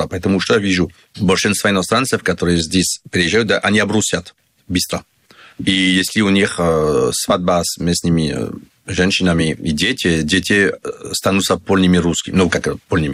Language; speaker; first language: Russian; non-native, learner; French